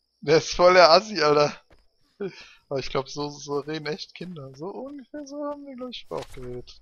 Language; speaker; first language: German; native; German